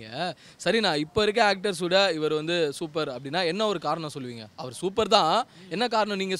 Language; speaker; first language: Tamil; native; Tamil